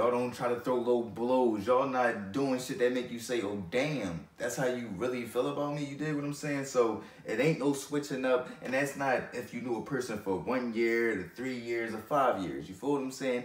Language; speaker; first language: English; native; English